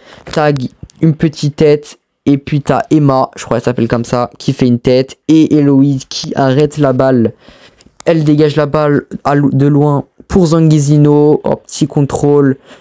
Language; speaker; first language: French; native; French